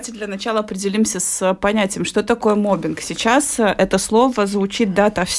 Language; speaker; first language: Russian; native; Russian